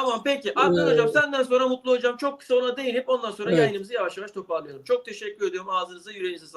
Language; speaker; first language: Turkish; native; Turkish